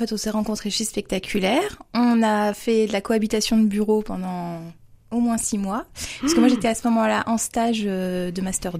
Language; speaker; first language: French; native; French